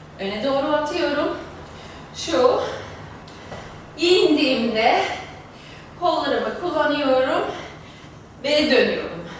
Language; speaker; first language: Turkish; non-native, fluent; German